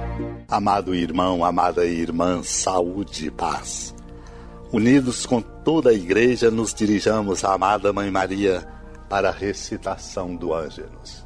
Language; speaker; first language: Portuguese; native; Portuguese